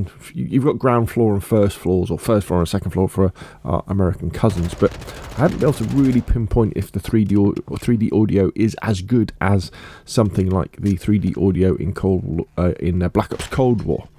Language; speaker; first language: English; native; English